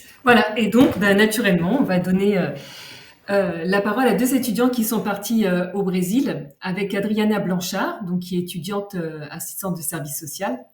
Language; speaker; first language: French; native; French